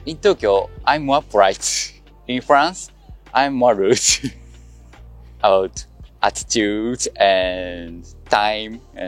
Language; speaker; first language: English; non-native, learner; Japanese